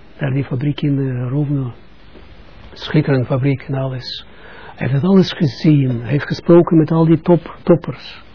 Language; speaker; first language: Dutch; non-native, fluent; Russian